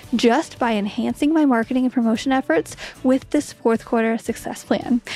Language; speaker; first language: English; native; English